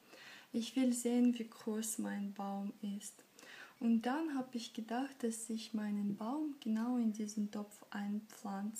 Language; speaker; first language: German; non-native, fluent; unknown